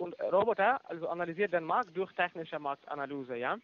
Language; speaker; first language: German; non-native, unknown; Russian